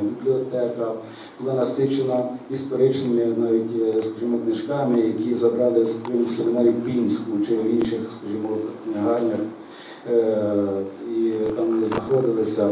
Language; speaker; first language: Ukrainian; native; Ukrainian